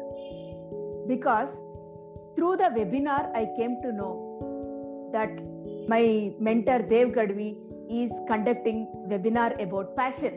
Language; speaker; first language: English; non-native, local second language; Kannada